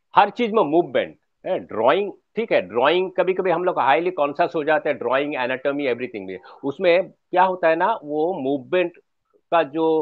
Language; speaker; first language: Hindi; non-native, local second language; Bangla